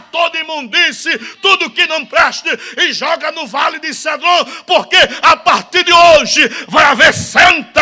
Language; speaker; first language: Portuguese; native; Portuguese